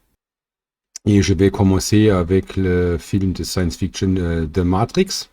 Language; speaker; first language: French; non-native, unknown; German